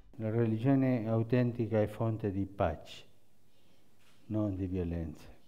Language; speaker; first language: Italian; non-native, fluent; Spanish